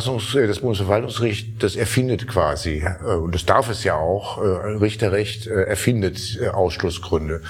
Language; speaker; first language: German; native; German